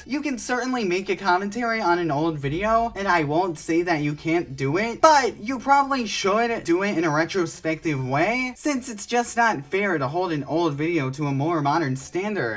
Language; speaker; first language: English; native; English